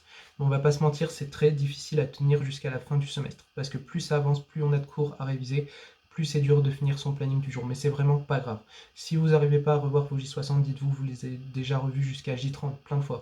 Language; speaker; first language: French; native; French